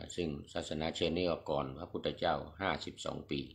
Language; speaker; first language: Thai; native; Thai